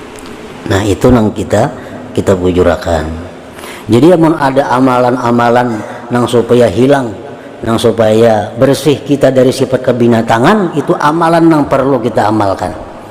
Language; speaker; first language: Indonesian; non-native, local second language; Banjar